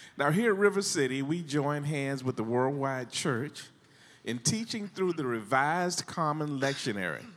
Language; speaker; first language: English; native; English